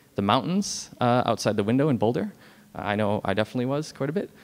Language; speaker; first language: English; native; English